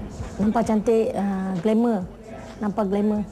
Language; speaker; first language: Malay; non-native, local second language; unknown